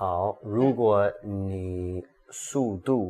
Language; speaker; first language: Chinese; non-native, learner; English